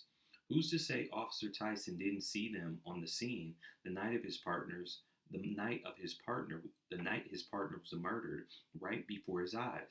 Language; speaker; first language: English; native; English